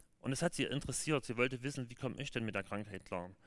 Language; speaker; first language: German; native; German